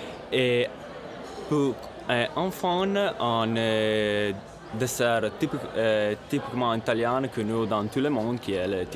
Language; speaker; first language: French; non-native, learner; Italian